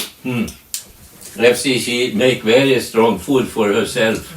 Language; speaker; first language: English; non-native, learner; Swedish